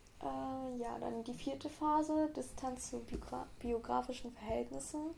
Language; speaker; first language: German; native; German